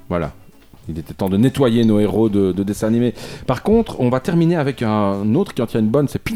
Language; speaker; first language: French; native; French